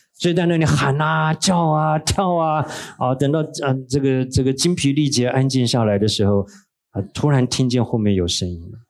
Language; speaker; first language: Chinese; native; Chinese